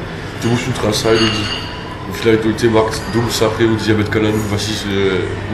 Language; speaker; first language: German; non-native, learner; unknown